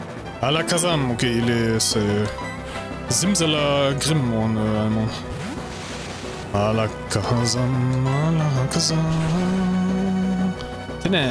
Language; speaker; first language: French; non-native, learner; German